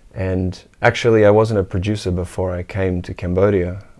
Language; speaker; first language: English; native; English